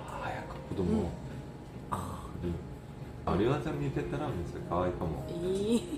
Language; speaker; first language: Japanese; non-native, learner; Korean